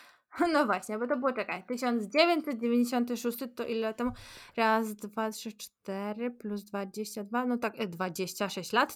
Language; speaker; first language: Polish; native; Polish